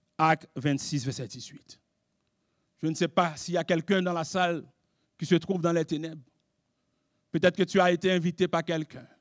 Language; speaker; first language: French; non-native, local second language; Haitian Creole